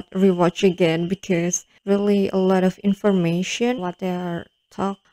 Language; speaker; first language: English; non-native, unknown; Indonesian